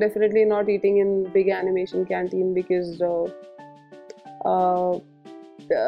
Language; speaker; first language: English; non-native, local second language; Hindi